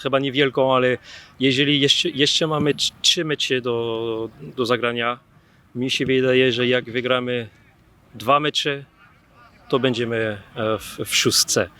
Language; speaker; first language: Polish; non-native, fluent; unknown